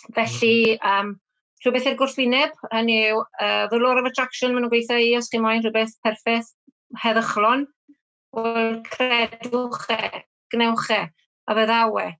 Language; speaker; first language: Welsh; native; Welsh